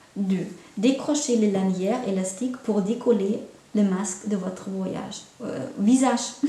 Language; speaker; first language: French; non-native, fluent; German